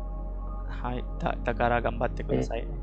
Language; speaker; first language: Japanese; non-native, fluent; Hindi